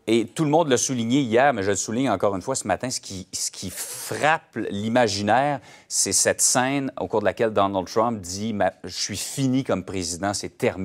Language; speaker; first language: French; native; French